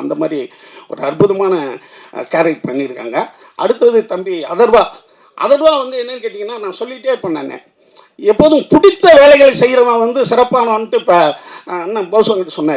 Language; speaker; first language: Tamil; native; Tamil